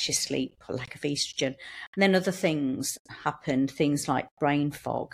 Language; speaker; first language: English; native; English